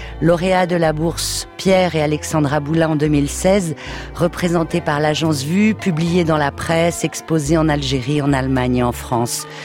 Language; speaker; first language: French; native; French